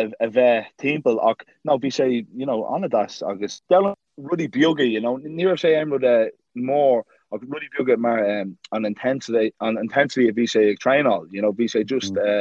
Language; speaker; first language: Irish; non-native, local second language; English